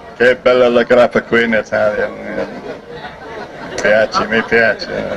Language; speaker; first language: Italian; non-native, fluent; English